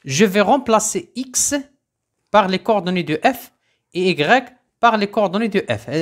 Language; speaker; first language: French; non-native, local second language; Arabic